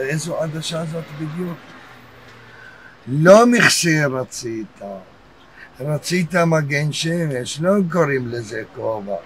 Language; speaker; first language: Hebrew; early bilingual, other home language; Arabic